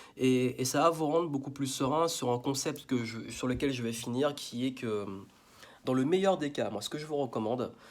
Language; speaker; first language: French; native; French